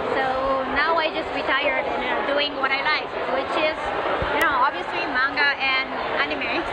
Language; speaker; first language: English; non-native, learner; Japanese